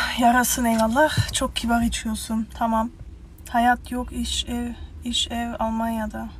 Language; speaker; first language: Turkish; early bilingual, heritage; Turkish